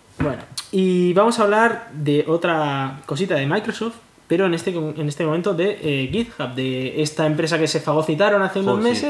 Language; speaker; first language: Spanish; native; Spanish